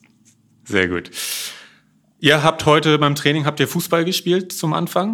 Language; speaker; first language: German; native; German